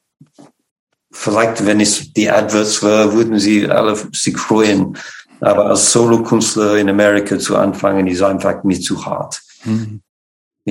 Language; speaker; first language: German; non-native, fluent; English